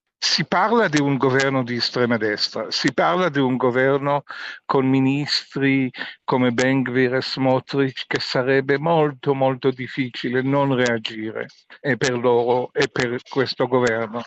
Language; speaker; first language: Italian; non-native, fluent; Hebrew